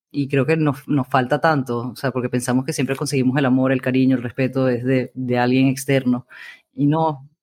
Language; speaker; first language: Spanish; native; Spanish